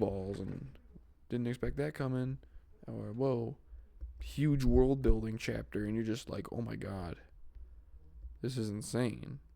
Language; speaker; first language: English; native; English